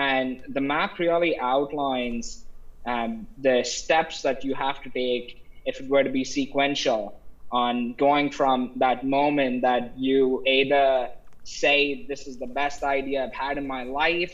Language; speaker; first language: English; non-native, local second language; Tamil